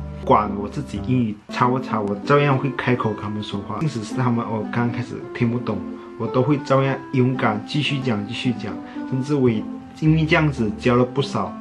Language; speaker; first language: Chinese; early bilingual, heritage; Chinese